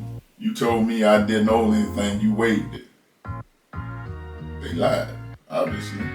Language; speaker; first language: English; native; English